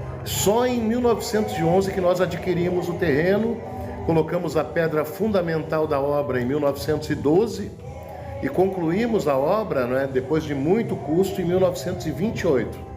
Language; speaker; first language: Portuguese; native; Portuguese